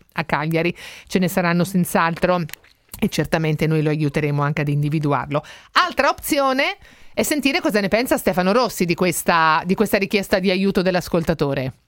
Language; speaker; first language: Italian; native; Italian